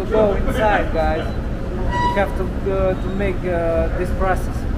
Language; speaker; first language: English; non-native, learner; Romanian